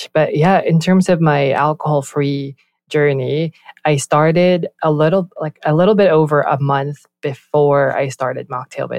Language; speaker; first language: English; non-native, local second language; Filipino